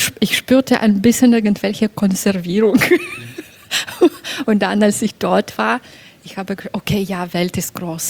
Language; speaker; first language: German; non-native, fluent; Belarusian